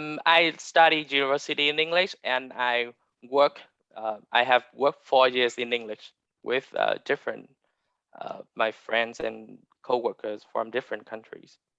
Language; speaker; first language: English; non-native, fluent; Vietnamese